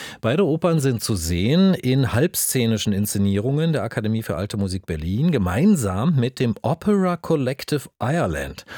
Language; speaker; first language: German; native; German